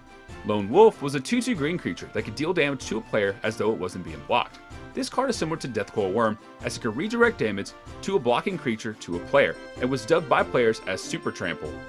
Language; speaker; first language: English; native; English